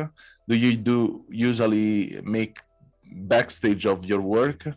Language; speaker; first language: English; non-native, learner; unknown